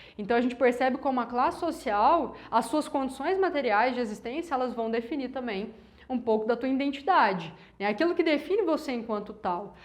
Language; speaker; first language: Portuguese; native; Portuguese